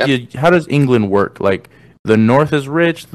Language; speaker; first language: English; non-native, fluent; Spanish